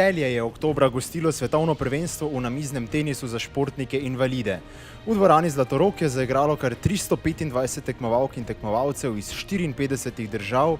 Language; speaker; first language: Slovenian; native; Slovenian